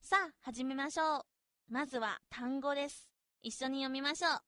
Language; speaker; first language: Japanese; non-native, fluent; Chinese